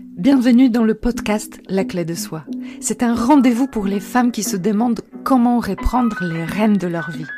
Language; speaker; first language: French; non-native, fluent; Polish